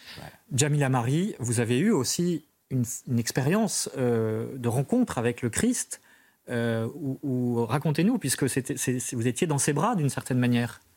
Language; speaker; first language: French; native; French